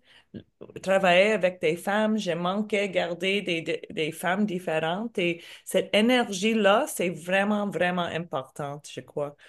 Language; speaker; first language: French; non-native, learner; English